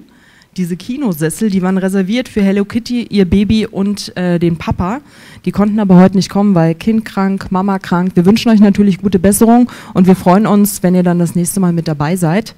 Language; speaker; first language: German; native; German